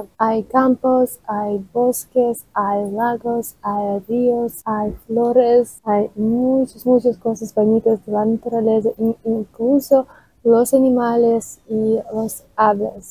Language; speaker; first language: Spanish; non-native, learner; Russian